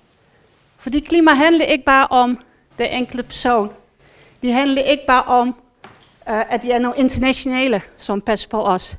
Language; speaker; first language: Danish; non-native, fluent; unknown